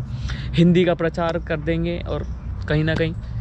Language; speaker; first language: Hindi; native; Hindi